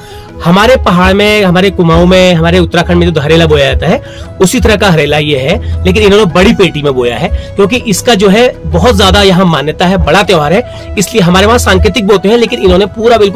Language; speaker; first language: Hindi; native; Hindi